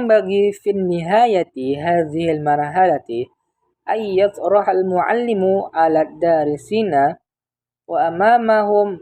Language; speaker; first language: Arabic; non-native, learner; Indonesian